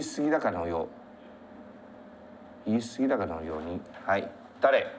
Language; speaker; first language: Japanese; non-native, learner; Chinese